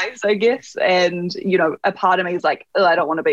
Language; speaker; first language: English; native; English